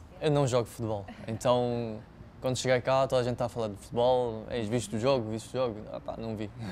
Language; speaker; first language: Portuguese; non-native, local second language; Cantonese